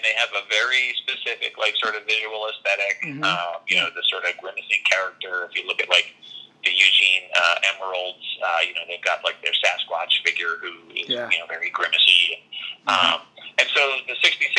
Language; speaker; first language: English; native; English